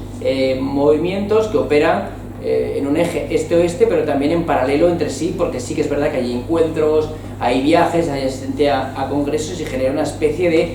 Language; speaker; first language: Spanish; native; Spanish